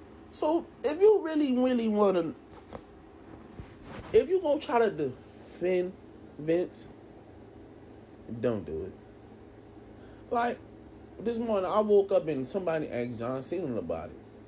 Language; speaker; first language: English; native; English